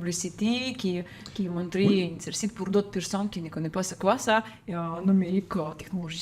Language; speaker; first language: French; non-native, learner; Ukrainian